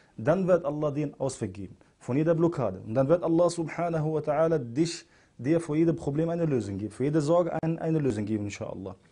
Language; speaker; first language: German; non-native, fluent; Arabic